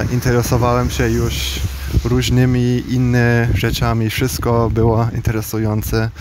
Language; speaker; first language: Polish; early bilingual, heritage; Polish